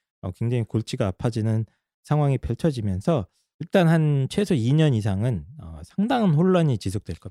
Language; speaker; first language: Korean; native; Korean